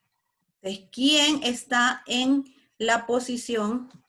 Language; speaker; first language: Spanish; native; Spanish